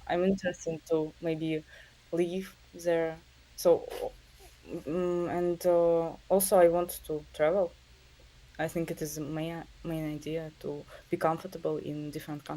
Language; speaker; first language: English; non-native, learner; Russian